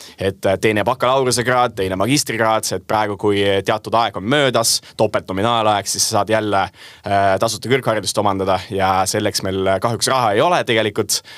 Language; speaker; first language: Estonian; non-native, local second language; Russian